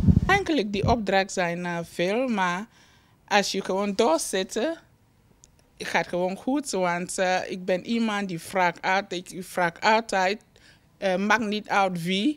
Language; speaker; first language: Dutch; non-native, learner; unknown